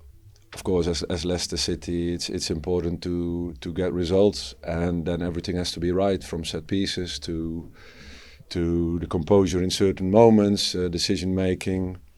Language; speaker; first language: English; non-native, fluent; Dutch